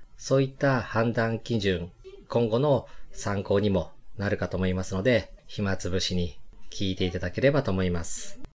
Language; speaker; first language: Japanese; native; Japanese